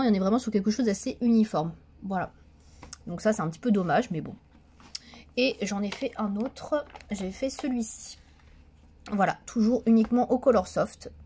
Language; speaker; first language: French; native; French